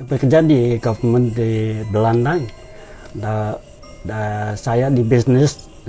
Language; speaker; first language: Indonesian; non-native, learner; Dutch